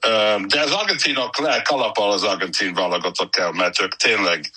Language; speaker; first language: Hungarian; non-native, learner; English